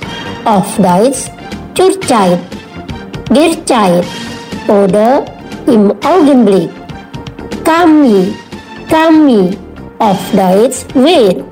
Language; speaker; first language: German; non-native, learner; Indonesian